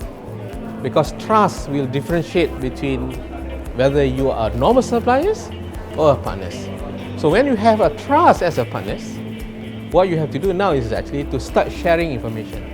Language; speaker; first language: English; non-native, local second language; Malay